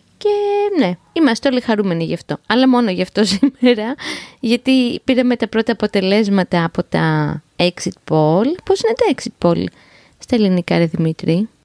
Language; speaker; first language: Greek; native; Greek